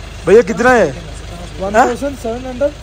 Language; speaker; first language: Hindi; non-native, local second language; Malayalam